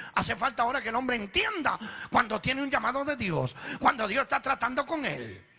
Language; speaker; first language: Spanish; early bilingual, other home language; Italian